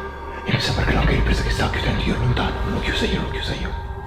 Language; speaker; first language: Italian; native; Italian